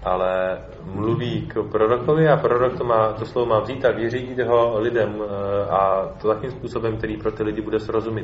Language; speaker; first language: Czech; native; Czech